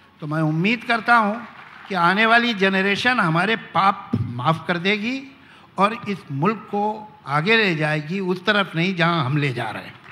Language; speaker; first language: Hindi; native; Hindi